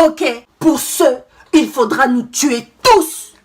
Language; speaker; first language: French; non-native, local second language; Kongo